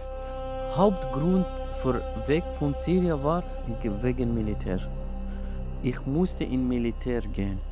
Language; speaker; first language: German; non-native, learner; Arabic